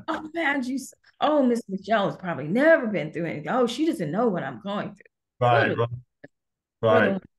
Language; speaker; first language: English; native; English